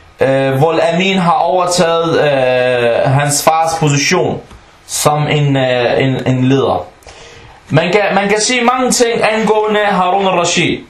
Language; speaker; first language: Danish; early bilingual, other home language; Arabic